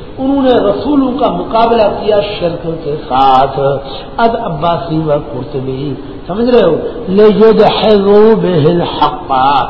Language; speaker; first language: Urdu; non-native, local second language; Punjabi